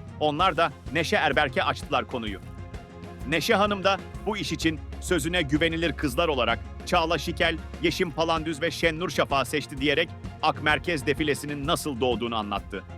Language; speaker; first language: Turkish; native; Turkish